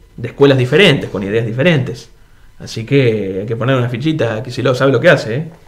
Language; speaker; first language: Spanish; native; Spanish